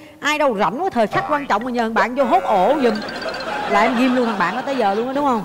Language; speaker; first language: Vietnamese; native; Vietnamese